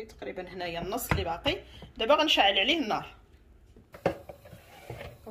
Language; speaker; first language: Arabic; native; Arabic